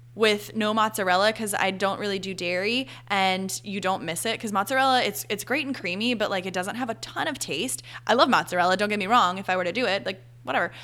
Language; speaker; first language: English; native; English